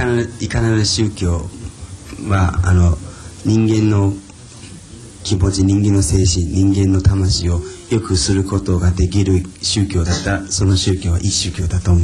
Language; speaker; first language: Japanese; non-native, fluent; Chinese